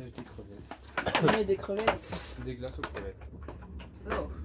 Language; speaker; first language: French; native; French